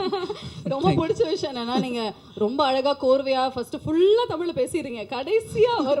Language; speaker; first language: Tamil; native; Tamil